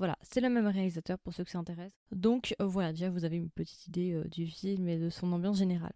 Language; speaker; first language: French; native; French